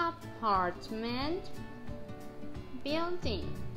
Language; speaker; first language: English; non-native, fluent; Spanish